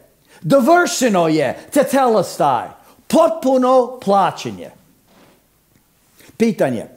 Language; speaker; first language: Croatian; non-native, fluent; English